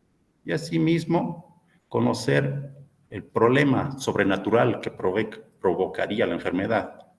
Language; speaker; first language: Spanish; native; Spanish